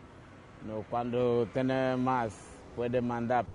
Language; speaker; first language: Spanish; non-native, learner; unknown